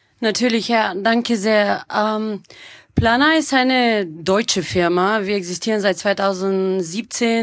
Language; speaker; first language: German; non-native, fluent; Bulgarian